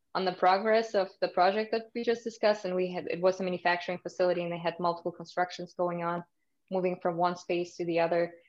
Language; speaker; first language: English; early bilingual, other home language; Russian